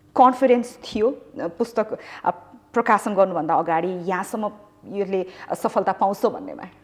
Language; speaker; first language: Nepali; native; Nepali